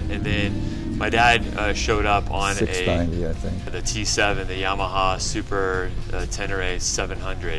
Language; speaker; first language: English; native; English